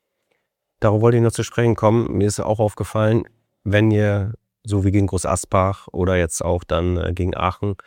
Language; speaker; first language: German; native; German